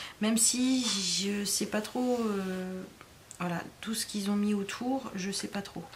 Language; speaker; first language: French; native; French